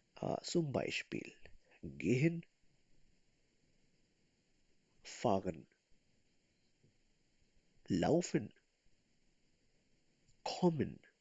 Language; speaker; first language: German; non-native, fluent; Urdu